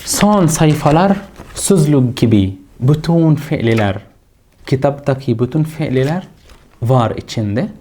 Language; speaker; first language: Turkish; non-native, fluent; Arabic